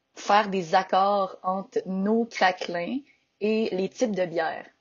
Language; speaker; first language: French; native; French